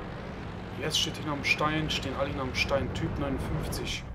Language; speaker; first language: German; native; German